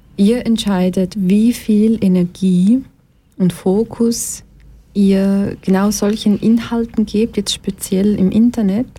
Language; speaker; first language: German; early bilingual, other home language; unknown